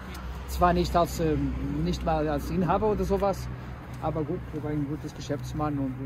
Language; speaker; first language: German; early bilingual, heritage; Portuguese